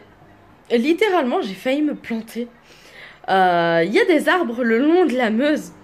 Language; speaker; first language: French; native; French